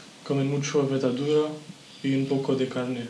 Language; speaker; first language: Spanish; non-native, learner; French